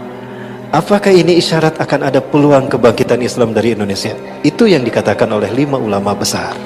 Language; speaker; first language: Indonesian; non-native, local second language; Sundanese